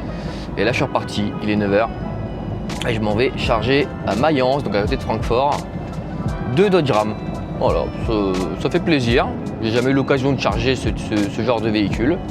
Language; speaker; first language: French; native; French